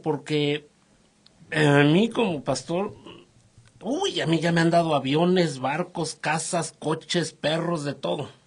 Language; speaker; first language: Spanish; native; Spanish